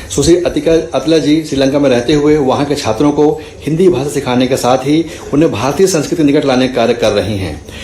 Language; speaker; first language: Hindi; native; Hindi